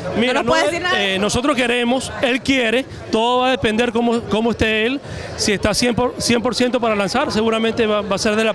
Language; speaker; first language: Spanish; native; Spanish